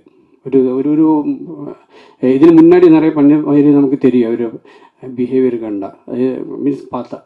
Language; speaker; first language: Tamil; non-native, learner; Malayalam